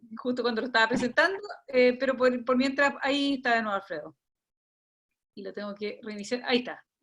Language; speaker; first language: Spanish; native; Spanish